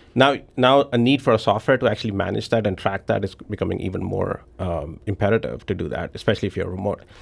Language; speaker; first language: English; non-native, local second language; Hindi